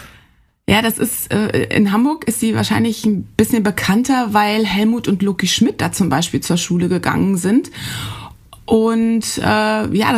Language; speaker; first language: German; native; German